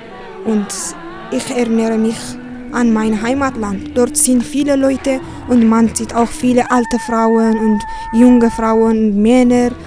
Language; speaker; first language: German; non-native, learner; Tigrinya